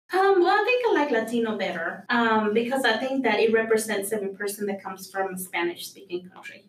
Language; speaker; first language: English; early bilingual, other home language; Spanish